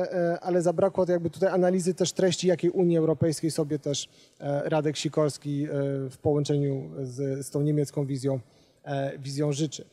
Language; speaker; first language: Polish; native; Polish